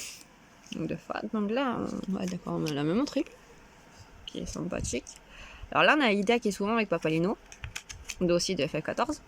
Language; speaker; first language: French; native; French